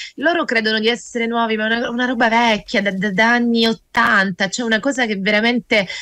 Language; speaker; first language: Italian; native; Italian